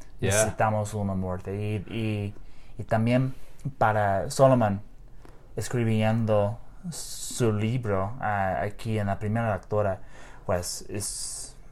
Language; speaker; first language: Spanish; non-native, learner; English